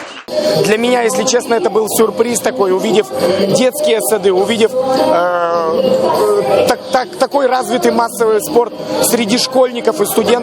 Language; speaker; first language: Russian; native; Russian